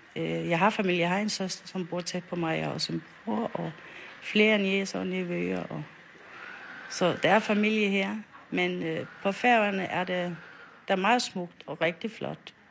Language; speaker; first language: Danish; non-native, local second language; Faroese